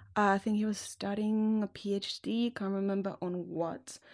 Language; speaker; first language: English; non-native, fluent; Spanish